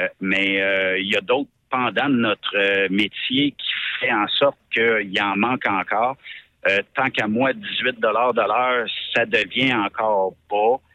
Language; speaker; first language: French; native; French